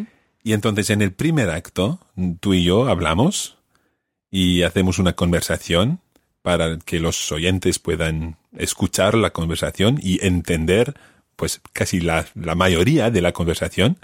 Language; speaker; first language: Spanish; non-native, fluent; English